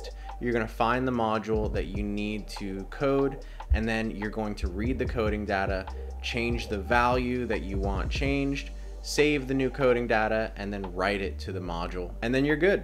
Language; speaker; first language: English; native; English